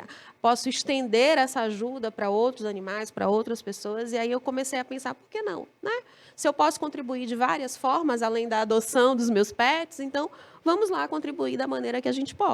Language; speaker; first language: Portuguese; native; Portuguese